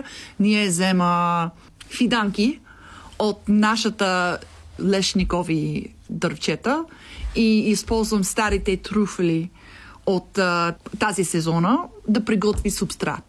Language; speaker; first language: Bulgarian; non-native, learner; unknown